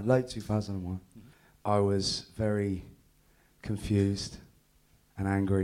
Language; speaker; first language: English; native; English